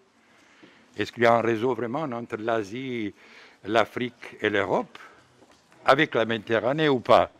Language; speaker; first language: French; non-native, fluent; Bosnian